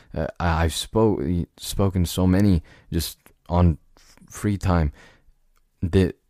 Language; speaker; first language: English; native; English